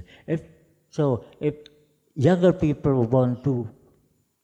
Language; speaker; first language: English; non-native, fluent; Javanese